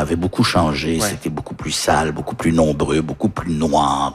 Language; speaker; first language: French; early bilingual, other home language; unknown